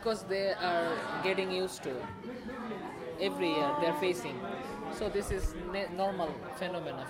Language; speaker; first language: English; non-native, learner; Bangla